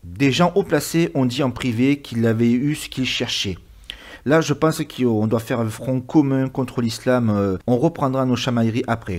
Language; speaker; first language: French; native; French